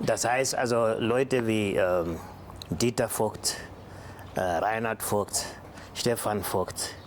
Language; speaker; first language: German; non-native, local second language; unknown